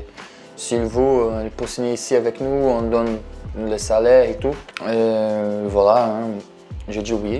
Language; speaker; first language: French; non-native, learner; Portuguese